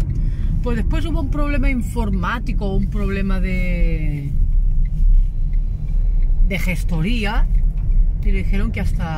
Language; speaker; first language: Spanish; native; Spanish